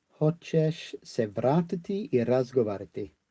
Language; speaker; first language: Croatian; non-native, learner; English